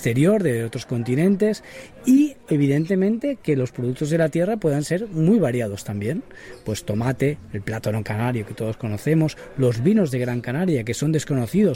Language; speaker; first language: Spanish; native; Spanish